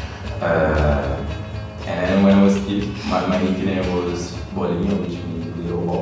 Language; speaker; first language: English; non-native, fluent; Portuguese